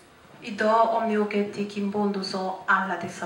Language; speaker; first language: Swedish; non-native, fluent; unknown